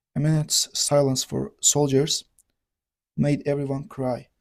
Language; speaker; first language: English; non-native, fluent; Azerbaijani